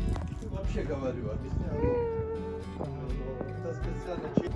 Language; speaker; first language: Russian; non-native, local second language; Georgian